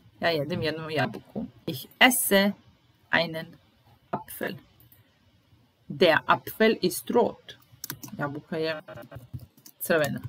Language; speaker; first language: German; non-native, fluent; Serbian